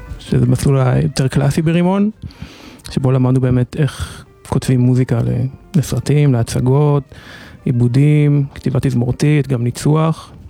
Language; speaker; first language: Hebrew; native; Hebrew